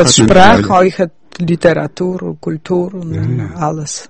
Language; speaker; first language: German; early bilingual, heritage; Yiddish